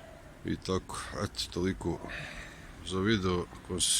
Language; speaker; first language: Bosnian; native; Bosnian